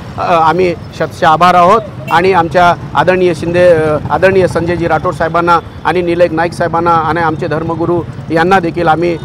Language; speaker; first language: Marathi; non-native, local second language; Lambadi